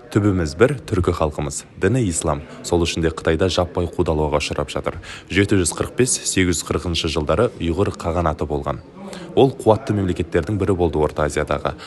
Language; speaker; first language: Kazakh; native; Kazakh